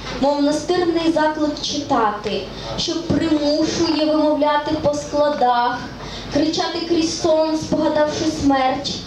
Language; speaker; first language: Ukrainian; native; Ukrainian